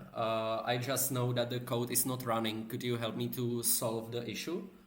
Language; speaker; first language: English; non-native, fluent; Czech